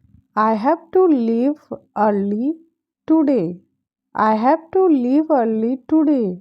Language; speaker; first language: English; non-native, fluent; Hindi